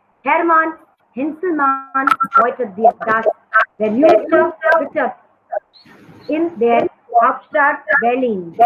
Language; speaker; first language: German; non-native, learner; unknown